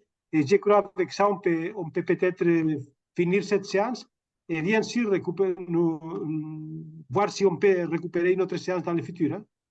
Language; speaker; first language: French; non-native, fluent; Catalan